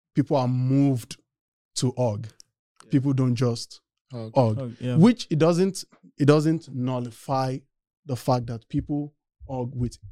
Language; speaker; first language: English; non-native, local second language; Yoruba